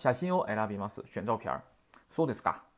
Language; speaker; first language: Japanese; non-native, fluent; Chinese